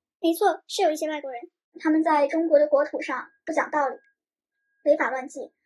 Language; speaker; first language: Chinese; native; Chinese